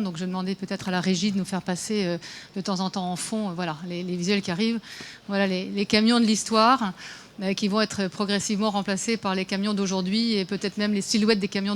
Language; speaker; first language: French; native; French